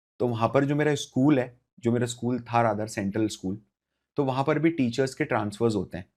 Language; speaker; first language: Hindi; native; Hindi